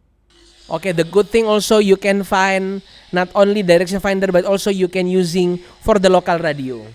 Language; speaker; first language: English; non-native, learner; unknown